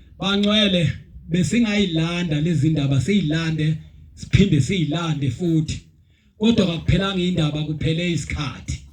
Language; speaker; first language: Zulu; native; Zulu